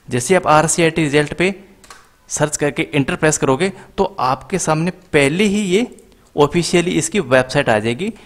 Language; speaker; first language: Hindi; native; Hindi